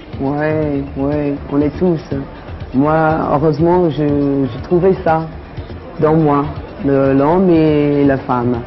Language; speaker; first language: French; non-native, learner; English